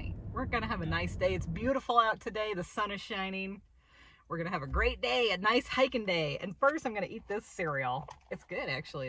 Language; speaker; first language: English; native; English